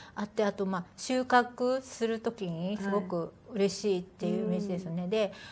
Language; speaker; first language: Japanese; native; Japanese